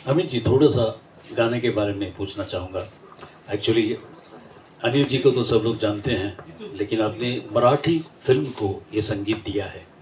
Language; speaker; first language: Hindi; non-native, local second language; Marathi